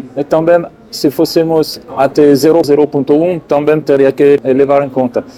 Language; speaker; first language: Portuguese; non-native, fluent; French